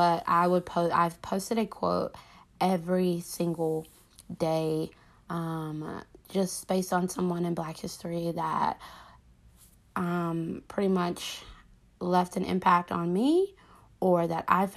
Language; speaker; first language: English; native; English